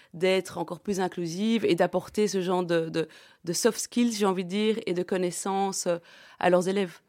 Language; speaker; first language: French; native; French